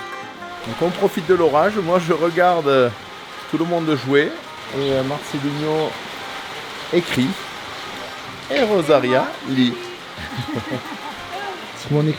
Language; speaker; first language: French; native; French